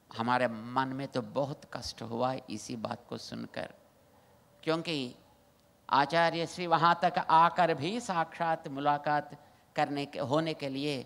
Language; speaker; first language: Hindi; non-native, local second language; Telugu